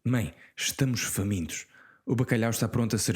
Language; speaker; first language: Portuguese; non-native, fluent; English